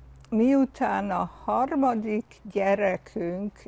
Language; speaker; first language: Hungarian; early bilingual, heritage; Hungarian